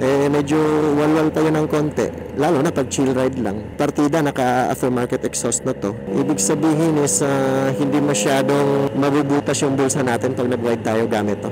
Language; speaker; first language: Filipino; non-native, local second language; Cebuano